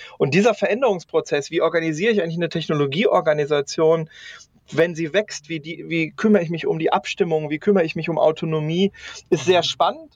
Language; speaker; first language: German; native; German